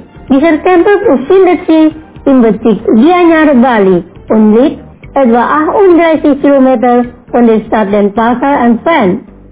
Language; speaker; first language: German; non-native, fluent; Indonesian